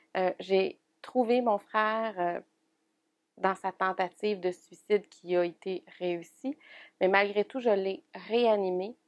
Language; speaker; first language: French; native; French